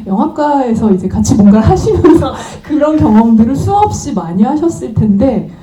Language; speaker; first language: Korean; native; Korean